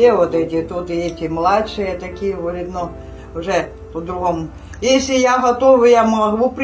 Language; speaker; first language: Russian; non-native, local second language; Ukrainian